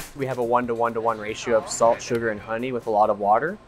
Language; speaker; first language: English; native; English